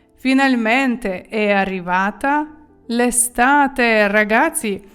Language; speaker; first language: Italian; non-native, fluent; Ukrainian